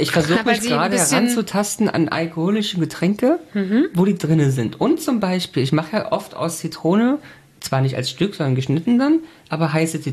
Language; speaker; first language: German; native; German